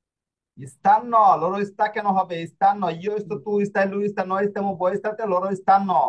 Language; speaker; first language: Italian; non-native, fluent; Bangla